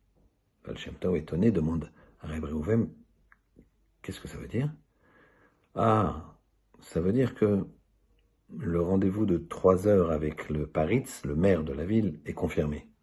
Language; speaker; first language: French; native; French